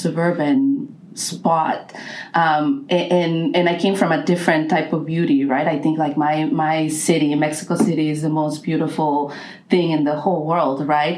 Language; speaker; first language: English; non-native, fluent; Spanish